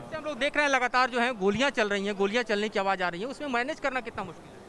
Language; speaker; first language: Hindi; native; Hindi